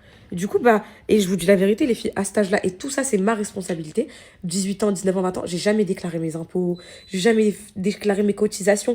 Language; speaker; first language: French; native; French